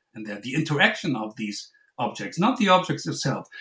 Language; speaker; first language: English; non-native, fluent; German